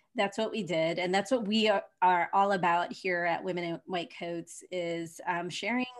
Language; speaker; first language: English; early bilingual, other home language; Hindi